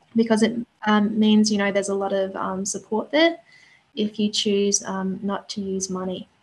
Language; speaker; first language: English; native; English